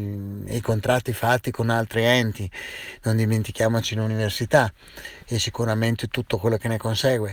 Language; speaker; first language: Italian; native; Italian